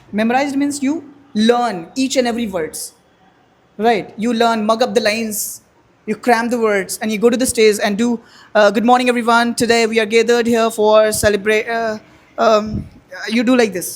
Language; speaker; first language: English; non-native, fluent; Hindi